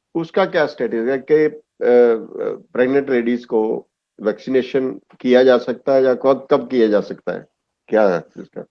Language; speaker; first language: Hindi; non-native, local second language; Punjabi